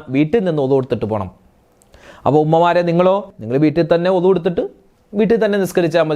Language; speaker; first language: Malayalam; native; Malayalam